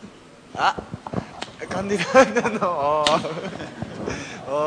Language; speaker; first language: German; non-native, learner; French